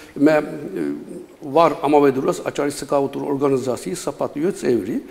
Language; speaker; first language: Georgian; non-native, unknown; Turkish